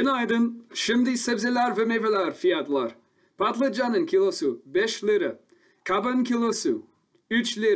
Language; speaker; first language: Turkish; non-native, learner; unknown